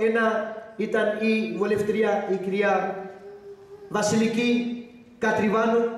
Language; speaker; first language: Greek; non-native, learner; Urdu